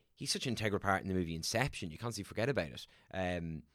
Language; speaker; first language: English; native; English